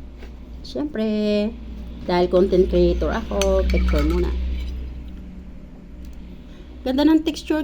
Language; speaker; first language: Filipino; native; Filipino